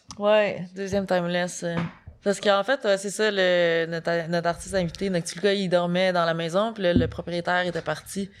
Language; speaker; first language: French; native; French